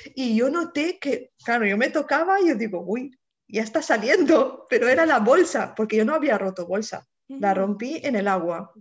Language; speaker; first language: Spanish; non-native, fluent; Romanian